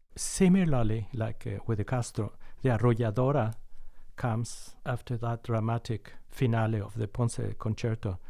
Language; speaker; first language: English; non-native, fluent; Spanish